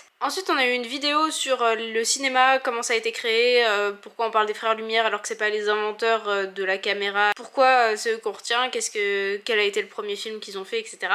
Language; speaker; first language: French; native; French